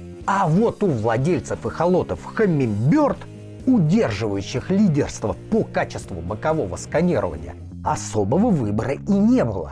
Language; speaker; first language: Russian; native; Russian